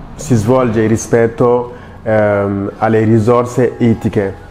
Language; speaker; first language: Italian; non-native, fluent; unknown